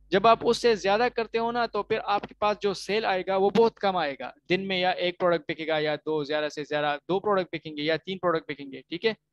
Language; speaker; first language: Urdu; non-native, local second language; Punjabi